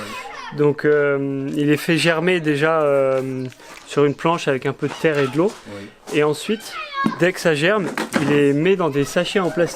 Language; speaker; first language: French; native; French